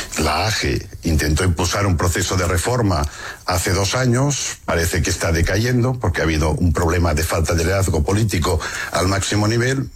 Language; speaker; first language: Spanish; non-native, local second language; Catalan